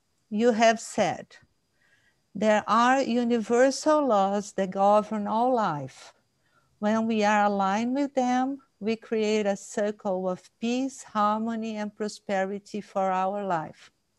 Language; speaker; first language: English; non-native, fluent; Portuguese